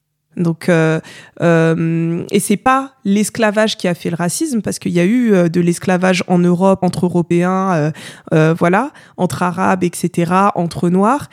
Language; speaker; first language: French; native; French